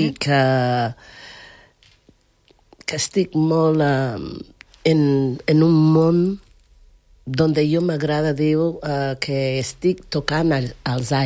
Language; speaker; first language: Catalan; non-native, learner; English